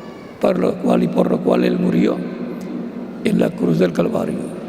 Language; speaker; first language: Spanish; native; Spanish